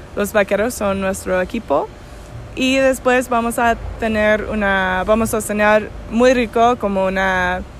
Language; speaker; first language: Spanish; non-native, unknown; English